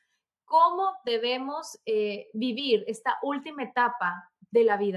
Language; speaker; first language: Spanish; native; Spanish